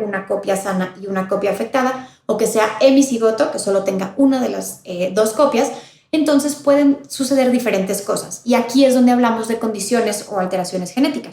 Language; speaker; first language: Spanish; native; Spanish